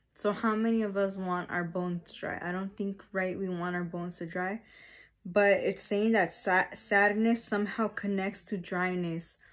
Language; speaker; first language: English; early bilingual, other home language; Spanish